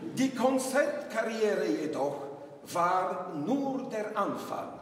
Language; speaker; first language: German; non-native, learner; English